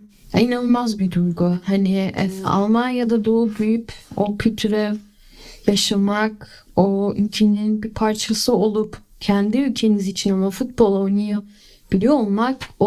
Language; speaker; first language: Turkish; early bilingual, heritage; Turkish